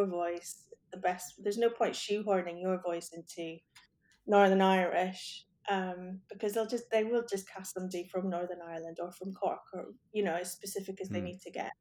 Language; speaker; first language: English; native; English